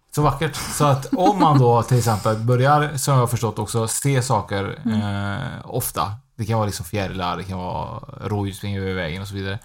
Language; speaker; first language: Swedish; native; Swedish